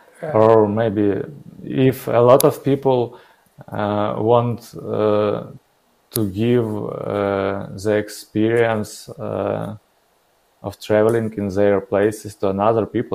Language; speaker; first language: English; non-native, learner; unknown